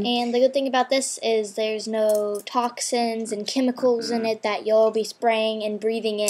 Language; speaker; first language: English; native; English